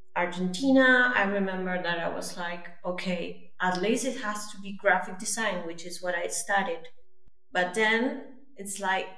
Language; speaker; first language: English; non-native, fluent; Spanish